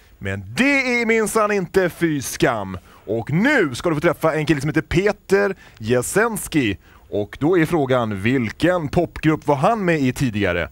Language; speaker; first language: Swedish; native; Swedish